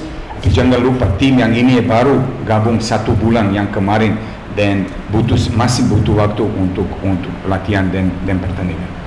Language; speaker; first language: Indonesian; non-native, fluent; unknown